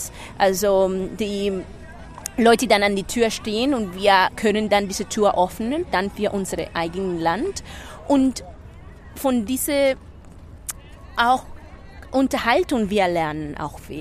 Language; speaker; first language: German; non-native, fluent; Spanish